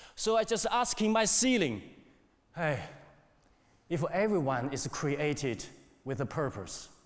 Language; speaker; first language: English; non-native, fluent; Chinese